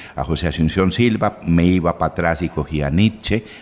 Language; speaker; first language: Spanish; native; Spanish